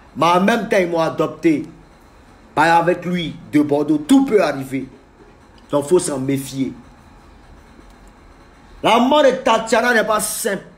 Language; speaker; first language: French; native; French